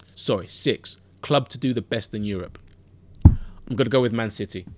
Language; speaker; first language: English; native; English